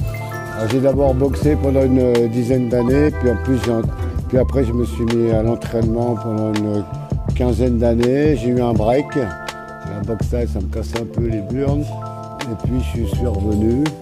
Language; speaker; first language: French; native; French